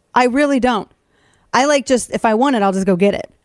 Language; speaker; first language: English; native; English